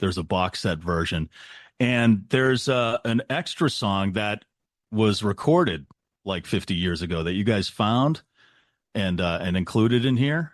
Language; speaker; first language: English; native; English